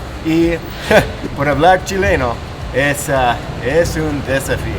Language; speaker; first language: Spanish; non-native, fluent; English